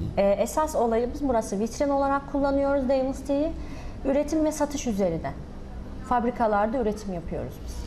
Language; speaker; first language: Turkish; native; Turkish